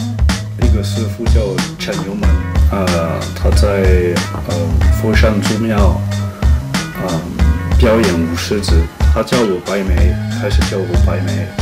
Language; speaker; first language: Chinese; non-native, fluent; French